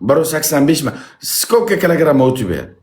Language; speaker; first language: Russian; non-native, learner; Uzbek